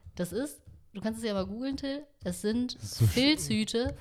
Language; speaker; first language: German; early bilingual, other home language; Vietnamese